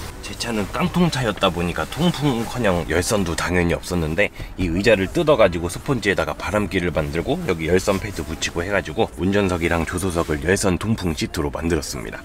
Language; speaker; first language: Korean; native; Korean